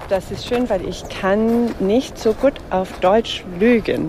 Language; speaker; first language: German; non-native, fluent; English